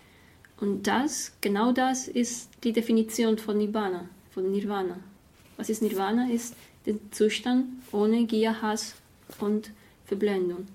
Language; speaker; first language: German; non-native, fluent; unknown